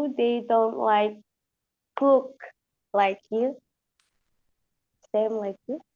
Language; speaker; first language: English; non-native, learner; Indonesian